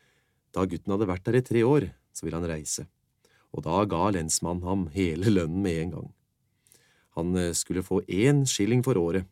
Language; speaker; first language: Norwegian; native; Norwegian